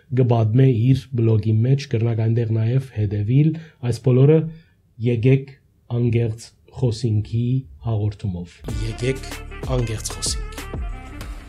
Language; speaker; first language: Armenian; early bilingual, heritage; Armenian